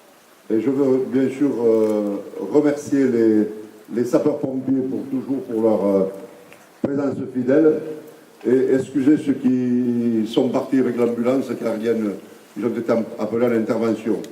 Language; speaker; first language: French; native; French